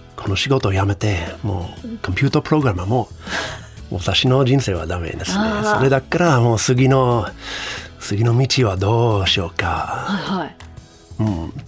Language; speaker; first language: Japanese; non-native, learner; English